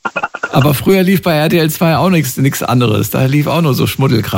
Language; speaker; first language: German; native; German